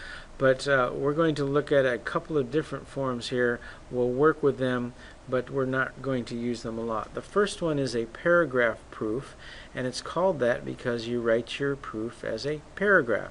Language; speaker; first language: English; native; English